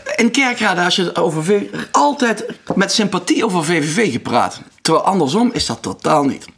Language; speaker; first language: Dutch; native; Dutch